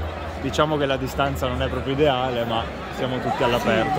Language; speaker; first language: Italian; native; Italian